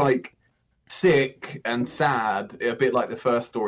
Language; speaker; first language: English; native; English